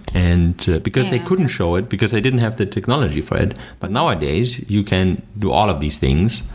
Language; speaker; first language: English; non-native, fluent; German